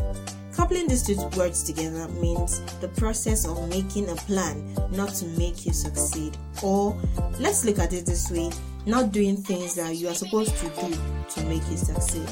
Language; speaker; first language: English; non-native, local second language; Yoruba